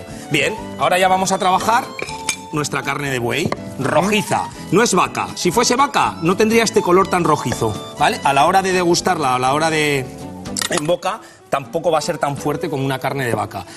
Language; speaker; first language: Spanish; native; Spanish